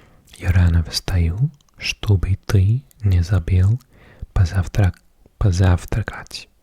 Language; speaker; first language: Russian; non-native, learner; English